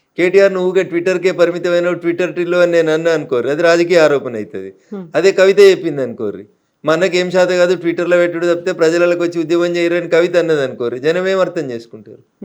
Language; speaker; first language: Telugu; native; Telugu